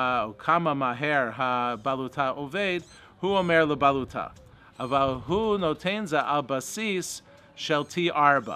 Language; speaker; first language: Hebrew; non-native, fluent; English